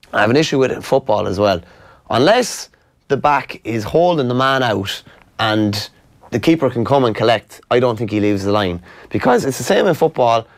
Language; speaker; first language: English; native; English